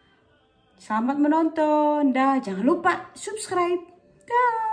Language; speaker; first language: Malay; non-native, local second language; Sundanese